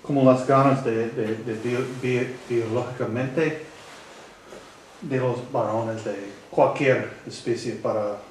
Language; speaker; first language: Spanish; non-native, learner; English